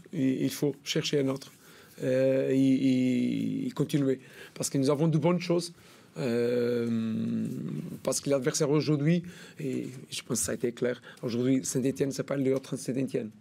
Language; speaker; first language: French; non-native, learner; Portuguese